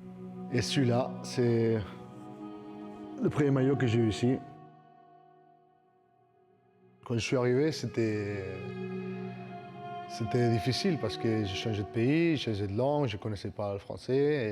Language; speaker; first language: French; non-native, fluent; Spanish